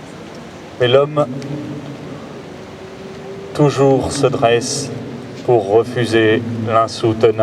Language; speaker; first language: French; native; French